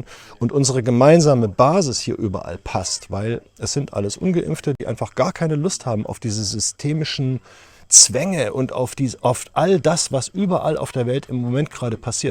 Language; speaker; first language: German; native; German